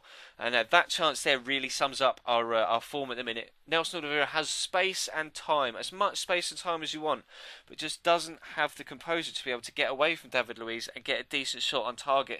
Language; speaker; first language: English; native; English